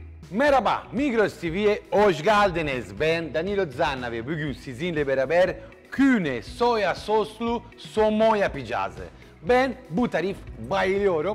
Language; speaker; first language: Turkish; non-native, learner; Italian